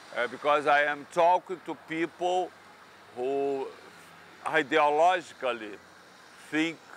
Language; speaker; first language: English; non-native, fluent; Portuguese